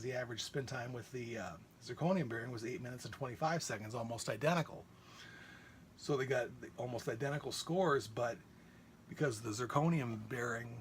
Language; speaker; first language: English; native; English